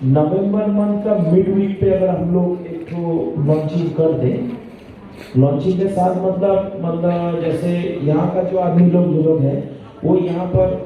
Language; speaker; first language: Hindi; non-native, local second language; Bangla